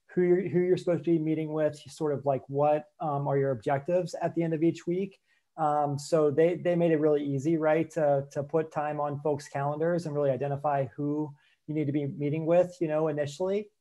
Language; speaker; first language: English; native; English